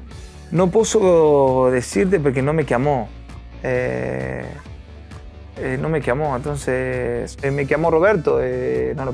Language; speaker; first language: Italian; early bilingual, heritage; Spanish